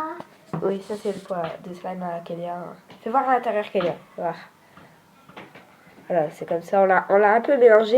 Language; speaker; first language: French; native; French